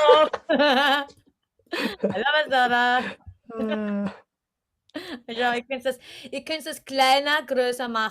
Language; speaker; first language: German; non-native, fluent; Filipino